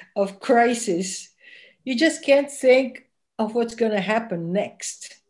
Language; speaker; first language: English; non-native, local second language; Filipino